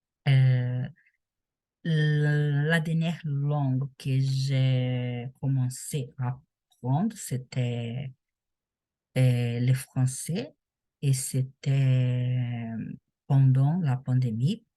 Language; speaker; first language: French; non-native, learner; Portuguese